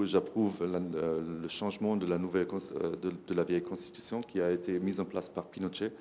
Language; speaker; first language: French; non-native, fluent; German